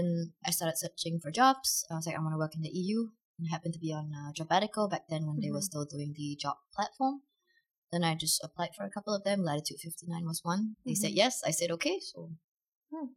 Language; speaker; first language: English; native; English